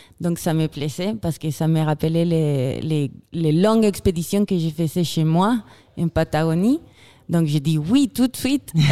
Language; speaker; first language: French; non-native, fluent; Spanish